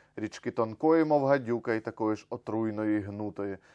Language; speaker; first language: Ukrainian; native; Ukrainian